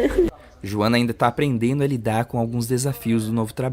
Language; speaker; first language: Portuguese; native; Portuguese